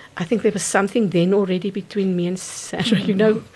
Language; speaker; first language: English; non-native, local second language; Afrikaans